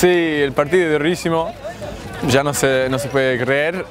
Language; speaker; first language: Spanish; non-native, fluent; English